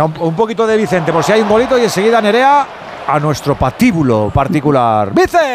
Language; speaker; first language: Spanish; native; Spanish